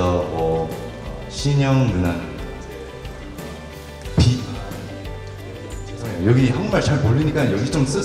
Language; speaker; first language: Korean; early bilingual, heritage; English